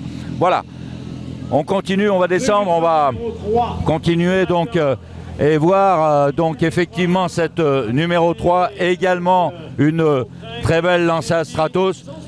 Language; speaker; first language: French; native; French